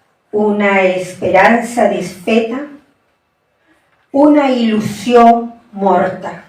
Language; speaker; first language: Catalan; non-native, fluent; Spanish